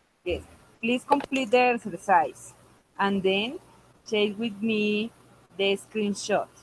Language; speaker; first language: English; non-native, local second language; Spanish